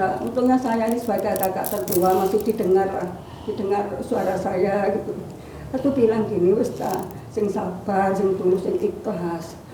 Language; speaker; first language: Indonesian; non-native, local second language; Madurese